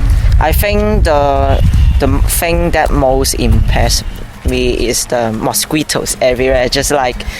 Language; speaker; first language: English; non-native, learner; Cantonese